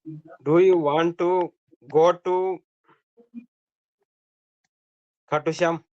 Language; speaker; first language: English; non-native, learner; Hindi